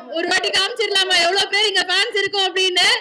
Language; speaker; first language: Tamil; native; Tamil